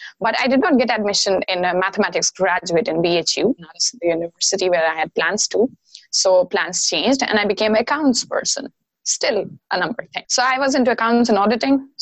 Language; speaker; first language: English; non-native, local second language; Maithili